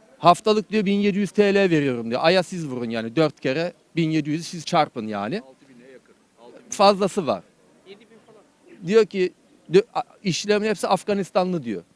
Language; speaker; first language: Turkish; early bilingual, heritage; Turkish